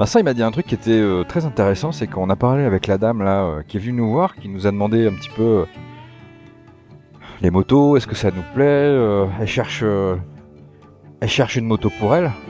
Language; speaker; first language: French; native; French